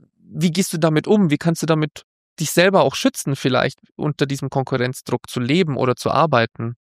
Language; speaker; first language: German; native; German